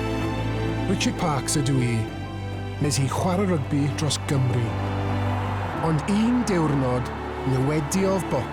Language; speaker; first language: Welsh; non-native, local second language; English